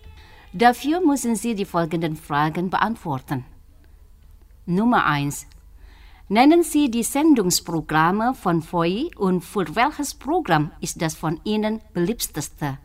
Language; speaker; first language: German; non-native, fluent; Indonesian